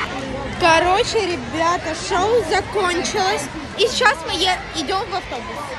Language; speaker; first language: Russian; early bilingual, heritage; Russian